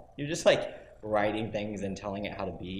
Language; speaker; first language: English; native; English